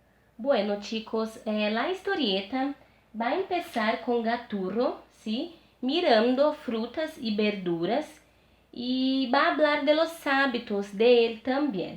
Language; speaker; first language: Spanish; non-native, fluent; Portuguese